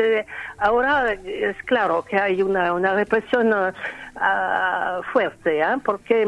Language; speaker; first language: Spanish; non-native, learner; French